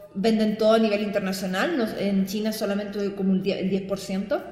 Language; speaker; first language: Spanish; native; Spanish